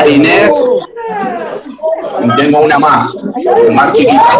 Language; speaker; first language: Spanish; native; Spanish